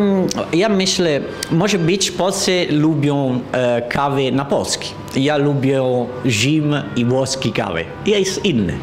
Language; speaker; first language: Polish; non-native, learner; Italian